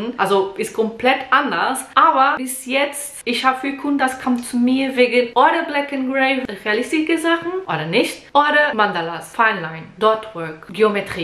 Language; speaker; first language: German; non-native, learner; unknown